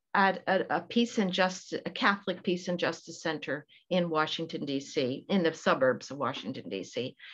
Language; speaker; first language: English; native; English